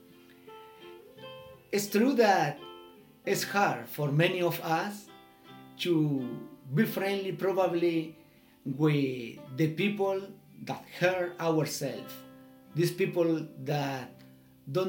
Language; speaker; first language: English; non-native, learner; Spanish